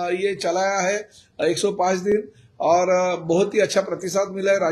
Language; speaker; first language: Hindi; non-native, local second language; Marathi